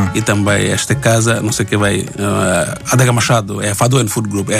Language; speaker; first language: Portuguese; non-native, learner; Bangla